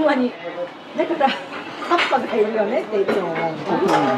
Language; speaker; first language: Japanese; native; Japanese